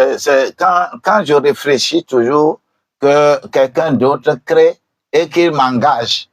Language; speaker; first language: French; non-native, local second language; Ewe